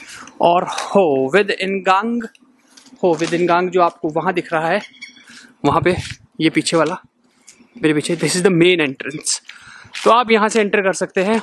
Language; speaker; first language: Hindi; native; Hindi